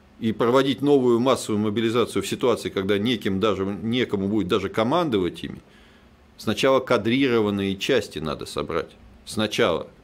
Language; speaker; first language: Russian; native; Russian